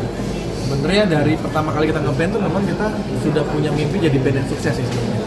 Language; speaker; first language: Indonesian; native; Indonesian